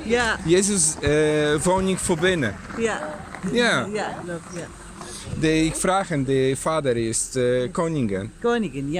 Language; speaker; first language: Dutch; non-native, learner; Polish